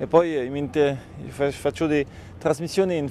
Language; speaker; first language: Italian; non-native, learner; French